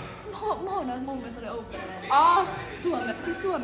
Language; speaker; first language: Finnish; native; Finnish